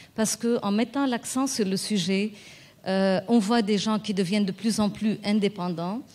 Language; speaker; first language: French; non-native, local second language; Arabic